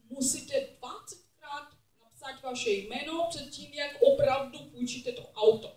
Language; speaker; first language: Czech; non-native, learner; English